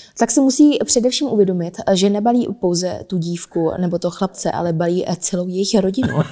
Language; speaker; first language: Czech; early bilingual, other home language; Vietnamese